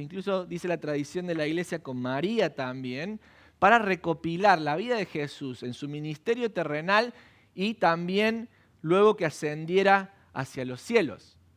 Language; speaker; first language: Spanish; native; Spanish